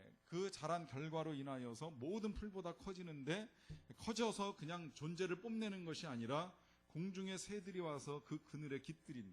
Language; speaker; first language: Korean; native; Korean